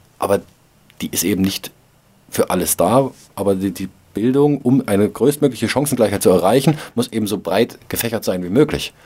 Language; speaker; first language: German; native; German